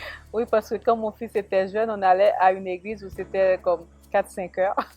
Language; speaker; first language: French; native; French